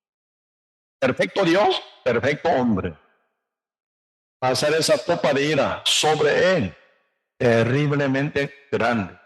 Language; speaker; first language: Spanish; non-native, learner; Korean